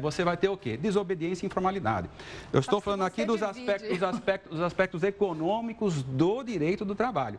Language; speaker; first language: Portuguese; native; Portuguese